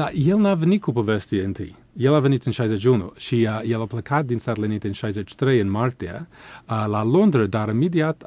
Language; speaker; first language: Romanian; non-native, fluent; English